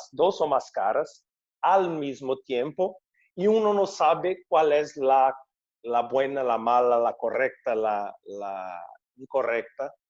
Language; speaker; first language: Spanish; non-native, fluent; Portuguese